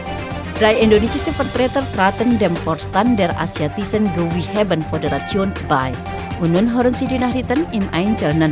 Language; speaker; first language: German; non-native, fluent; Indonesian